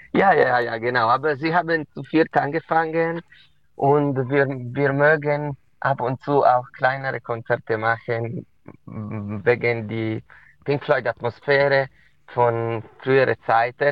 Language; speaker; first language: German; non-native, local second language; Italian